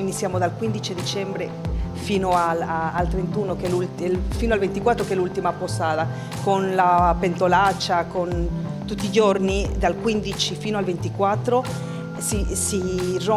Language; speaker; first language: Italian; non-native, fluent; Spanish